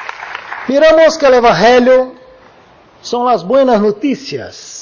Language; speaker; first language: Spanish; non-native, learner; Portuguese